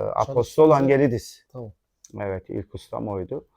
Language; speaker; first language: Turkish; native; Turkish